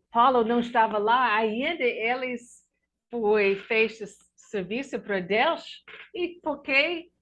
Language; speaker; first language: Portuguese; non-native, learner; English